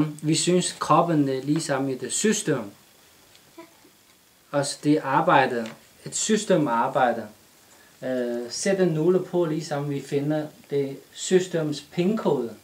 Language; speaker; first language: Danish; non-native, learner; Chinese